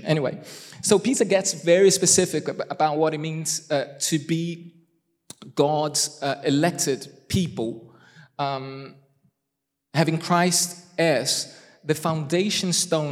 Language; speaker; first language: English; non-native, fluent; Portuguese